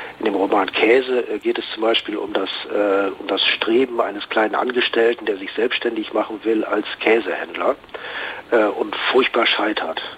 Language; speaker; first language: German; native; German